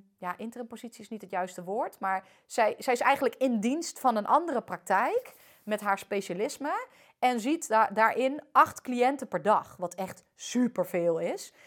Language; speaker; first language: Dutch; early bilingual, other home language; French